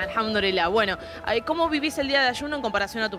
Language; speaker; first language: Spanish; native; Spanish